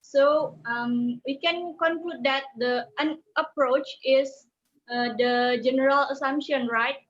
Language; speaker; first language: English; non-native, learner; Indonesian